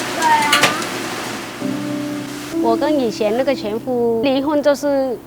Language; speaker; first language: Chinese; non-native, fluent; Vietnamese